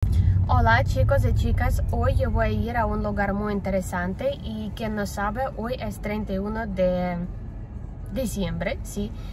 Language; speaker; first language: Spanish; non-native, learner; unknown